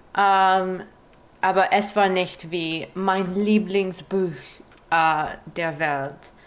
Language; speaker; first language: German; non-native, learner; English